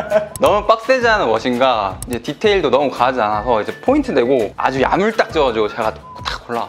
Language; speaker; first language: Korean; native; Korean